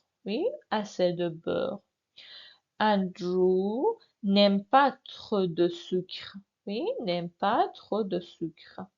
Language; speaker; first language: French; non-native, fluent; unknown